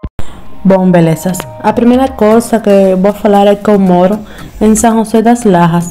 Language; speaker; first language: Portuguese; non-native, learner; Spanish